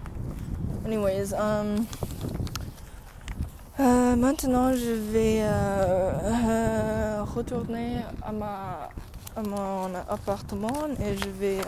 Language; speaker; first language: French; non-native, learner; English